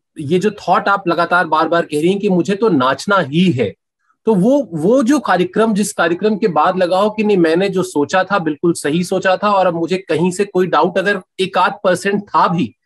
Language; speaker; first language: Hindi; native; Hindi